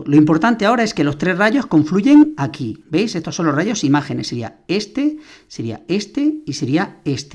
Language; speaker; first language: Spanish; native; Spanish